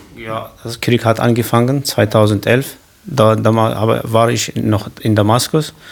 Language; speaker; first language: German; non-native, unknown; Kurdish